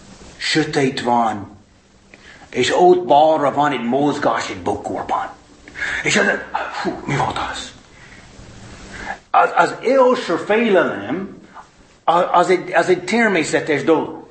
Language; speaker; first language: Hungarian; non-native, fluent; English